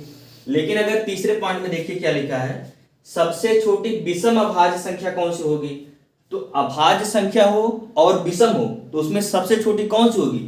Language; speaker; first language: Hindi; native; Hindi